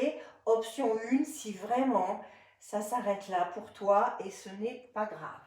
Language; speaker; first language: French; native; French